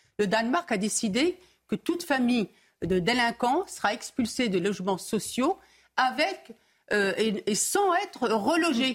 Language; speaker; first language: French; early bilingual, other home language; Arabic